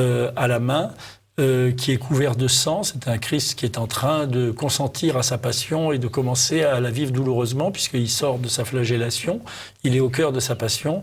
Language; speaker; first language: French; native; French